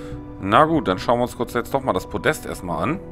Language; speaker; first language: German; native; German